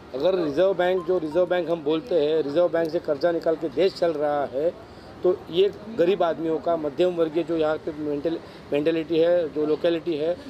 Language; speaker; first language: Hindi; non-native, local second language; Marathi